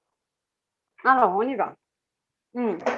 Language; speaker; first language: French; non-native, fluent; Portuguese